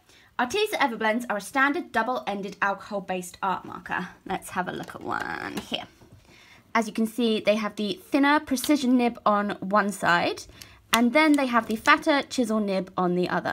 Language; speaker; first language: English; native; English